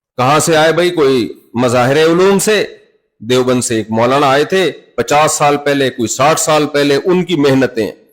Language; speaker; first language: Urdu; native; Urdu